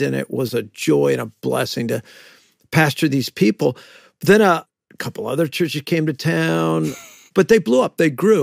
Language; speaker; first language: English; native; English